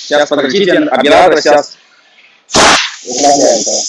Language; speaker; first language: Russian; non-native, fluent; Chinese